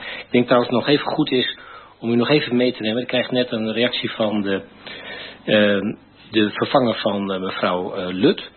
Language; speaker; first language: Dutch; native; Dutch